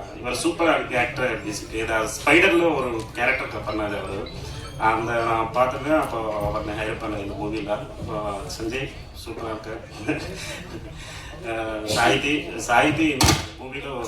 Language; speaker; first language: Tamil; non-native, learner; Telugu